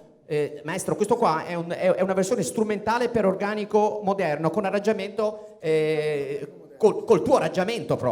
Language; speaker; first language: Italian; native; Italian